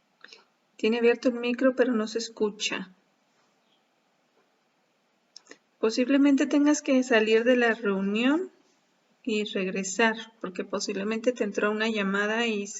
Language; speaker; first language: Spanish; native; Spanish